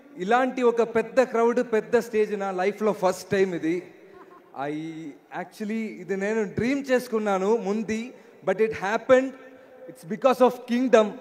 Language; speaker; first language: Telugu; non-native, learner; Malayalam